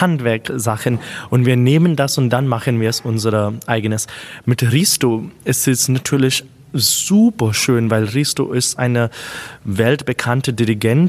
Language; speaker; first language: German; non-native, fluent; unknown